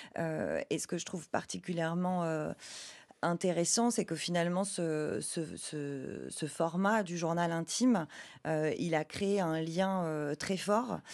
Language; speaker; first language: French; native; French